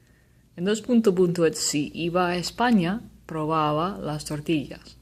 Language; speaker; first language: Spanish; non-native, learner; English